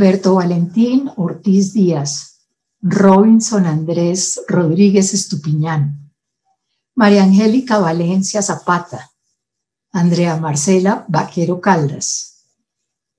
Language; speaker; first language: Spanish; native; Spanish